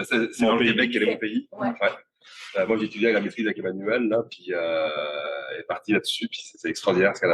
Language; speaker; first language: French; native; French